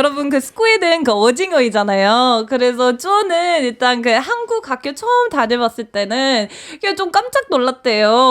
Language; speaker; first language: Korean; non-native, fluent; English